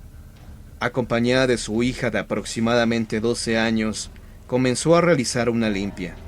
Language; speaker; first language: Spanish; native; Spanish